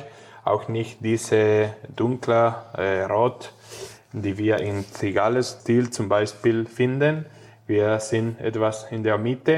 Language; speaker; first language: German; non-native, learner; Spanish